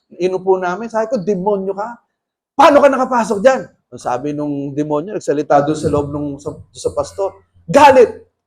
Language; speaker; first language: Filipino; native; Filipino